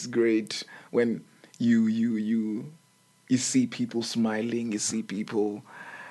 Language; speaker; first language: English; non-native, local second language; Xhosa